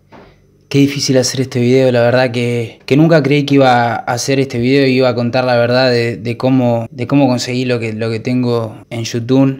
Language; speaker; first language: Spanish; native; Spanish